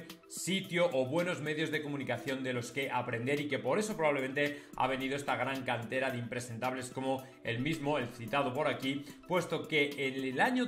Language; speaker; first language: Spanish; native; Spanish